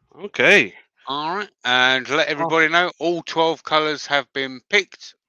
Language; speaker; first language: English; native; English